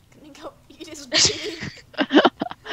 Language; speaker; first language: English; native; English